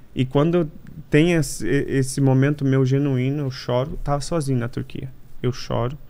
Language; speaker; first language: Portuguese; native; Portuguese